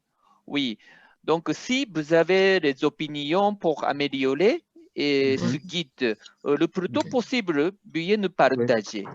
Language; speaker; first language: French; non-native, fluent; Japanese